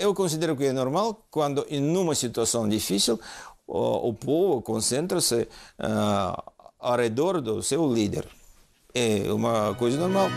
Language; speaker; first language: Portuguese; non-native, fluent; Russian